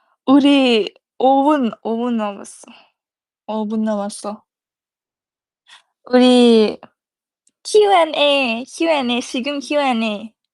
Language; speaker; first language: Korean; non-native, learner; Thai